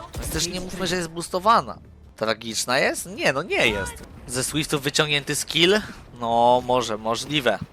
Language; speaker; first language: Polish; native; Polish